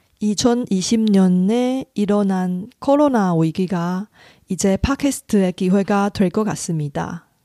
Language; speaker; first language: Korean; non-native, fluent; Chinese